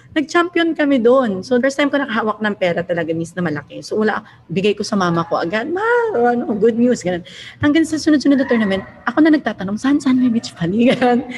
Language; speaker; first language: Filipino; non-native, local second language; Hiligaynon